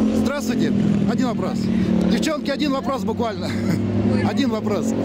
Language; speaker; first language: Russian; native; Russian